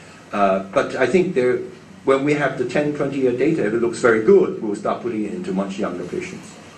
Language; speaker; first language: English; non-native, local second language; Cantonese